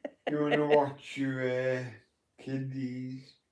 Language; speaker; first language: English; native; English